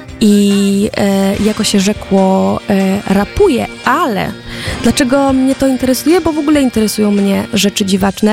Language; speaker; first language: Polish; native; Polish